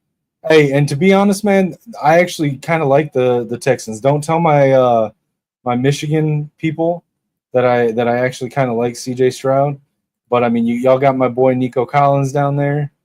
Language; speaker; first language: English; native; English